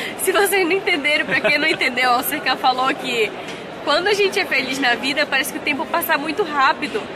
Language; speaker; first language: Portuguese; native; Portuguese